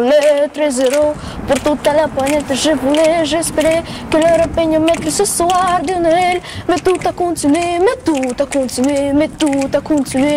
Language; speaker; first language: French; non-native, learner; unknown